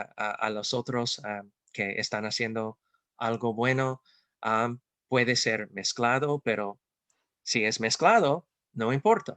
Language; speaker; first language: Spanish; non-native, fluent; English